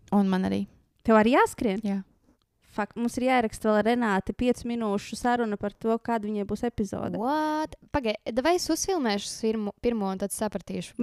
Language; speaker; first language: Latvian; native; Latvian